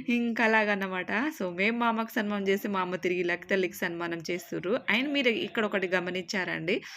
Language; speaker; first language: Telugu; native; Telugu